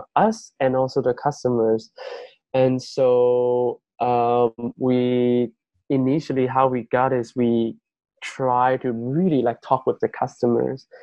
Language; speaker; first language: English; non-native, fluent; Chinese